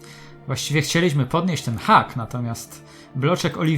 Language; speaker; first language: Polish; native; Polish